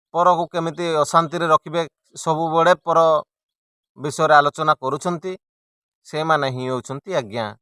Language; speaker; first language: Odia; native; Odia